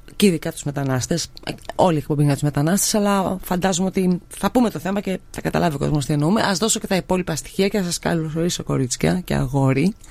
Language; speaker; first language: Greek; native; Greek